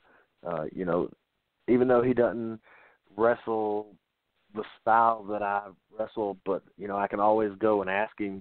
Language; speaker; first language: English; native; English